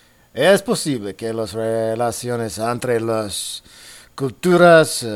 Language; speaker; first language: Spanish; non-native, learner; English